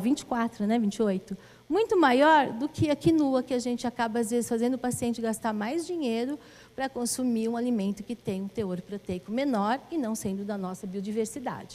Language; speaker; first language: Portuguese; native; Portuguese